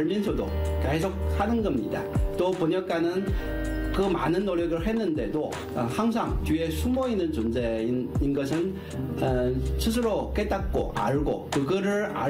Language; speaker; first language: Korean; non-native, fluent; Chinese